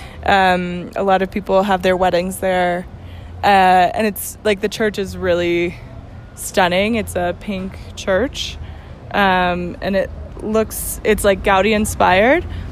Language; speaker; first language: English; native; English